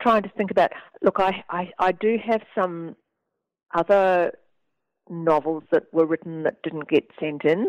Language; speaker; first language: English; native; English